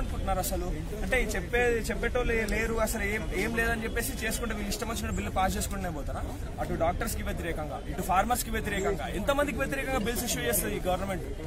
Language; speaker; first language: Telugu; native; Telugu